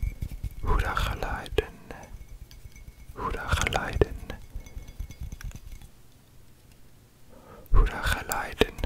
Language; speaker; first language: Dutch; non-native, learner; English